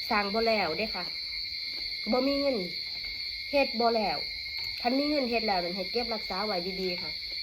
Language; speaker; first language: Thai; native; Thai